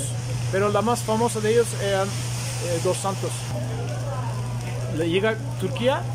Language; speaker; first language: Spanish; non-native, fluent; Turkish